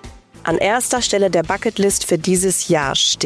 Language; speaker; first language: German; native; German